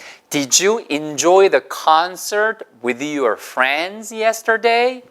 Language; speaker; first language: English; non-native, fluent; Korean